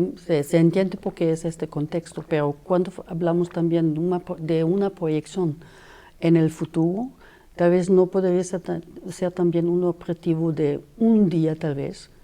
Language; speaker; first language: Spanish; non-native, fluent; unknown